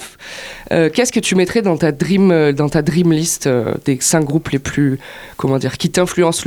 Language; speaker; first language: French; native; French